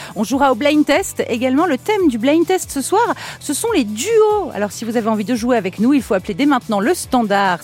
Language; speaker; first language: French; native; French